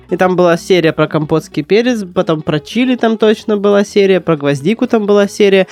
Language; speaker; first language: Russian; native; Russian